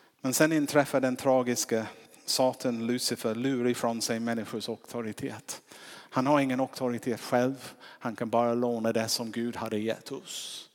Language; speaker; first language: Swedish; non-native, fluent; English